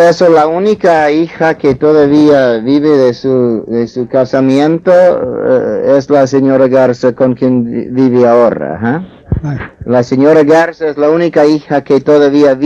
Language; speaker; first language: Spanish; non-native, fluent; English